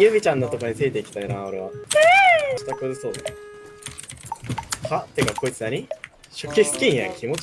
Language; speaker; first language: Japanese; native; Japanese